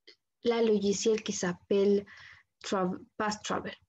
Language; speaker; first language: French; non-native, learner; Spanish